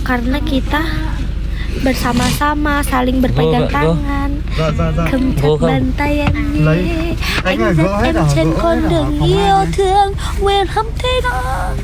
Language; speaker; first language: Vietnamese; non-native, learner; Indonesian